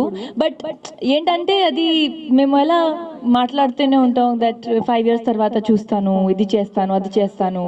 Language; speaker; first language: Telugu; non-native, local second language; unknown